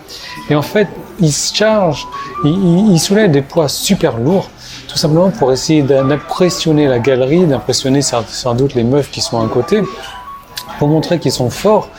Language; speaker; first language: French; native; French